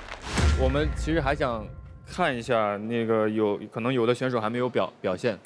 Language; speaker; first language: Chinese; native; Chinese